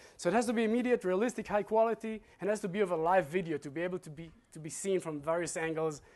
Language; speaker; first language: English; non-native, fluent; Hebrew